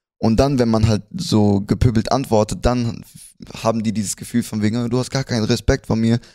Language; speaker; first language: German; early bilingual, other home language; Spanish